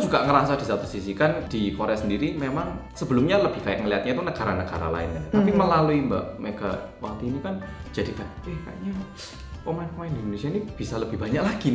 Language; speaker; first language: Indonesian; native; Indonesian